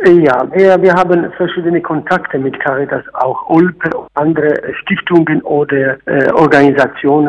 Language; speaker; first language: German; non-native, fluent; Polish